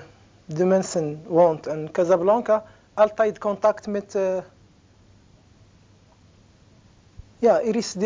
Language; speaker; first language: Dutch; non-native, learner; Arabic